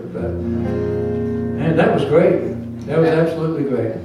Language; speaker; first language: English; native; English